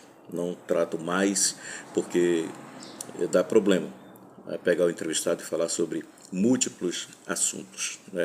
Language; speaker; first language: Portuguese; native; Portuguese